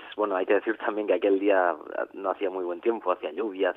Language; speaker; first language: Spanish; native; Spanish